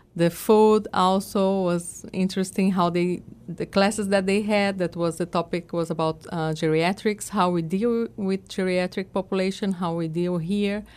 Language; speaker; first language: English; non-native, learner; Portuguese